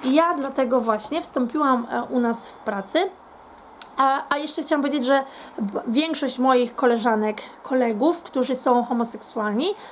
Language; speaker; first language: Polish; native; Polish